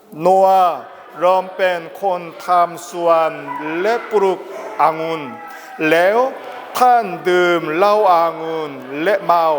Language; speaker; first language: Thai; non-native, learner; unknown